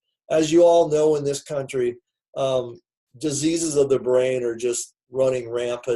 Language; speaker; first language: English; native; English